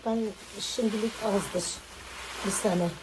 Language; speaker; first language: Turkish; non-native, local second language; Kurdish